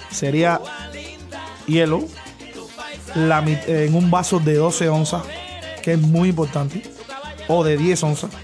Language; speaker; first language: Spanish; native; Spanish